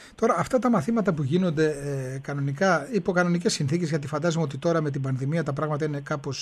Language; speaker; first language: Greek; native; Greek